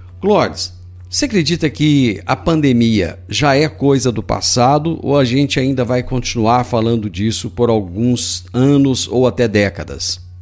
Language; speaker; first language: Portuguese; native; Portuguese